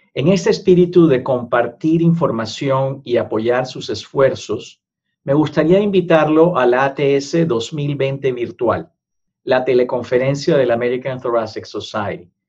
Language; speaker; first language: Spanish; native; Spanish